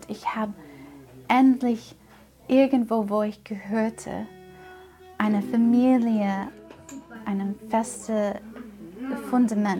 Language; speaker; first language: German; non-native, fluent; English